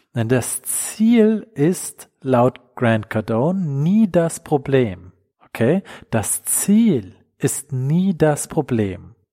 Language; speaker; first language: German; native; German